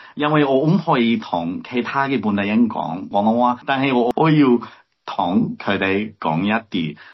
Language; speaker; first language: Cantonese; non-native, learner; English